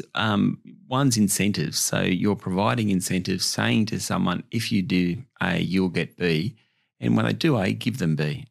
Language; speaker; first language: English; native; English